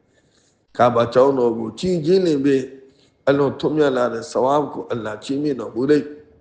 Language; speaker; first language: Burmese; non-native, local second language; Rohingya